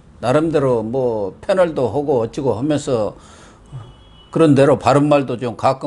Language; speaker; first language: Korean; native; Korean